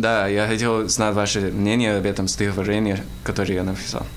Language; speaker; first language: Russian; non-native, learner; English